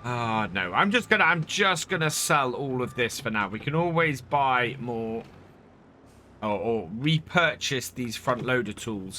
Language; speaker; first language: English; native; English